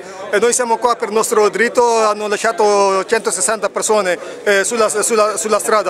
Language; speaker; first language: Italian; non-native, fluent; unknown